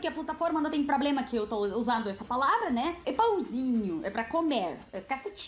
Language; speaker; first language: Portuguese; non-native, fluent; Russian